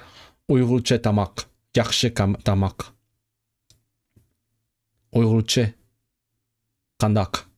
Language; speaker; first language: Uzbek; non-native, learner; Cantonese